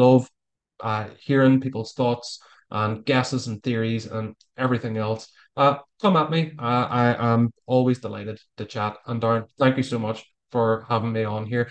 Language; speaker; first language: English; native; English